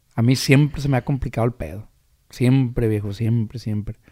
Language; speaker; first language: Spanish; native; Spanish